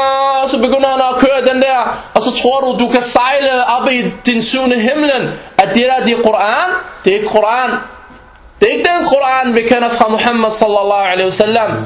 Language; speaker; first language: Danish; non-native, fluent; Arabic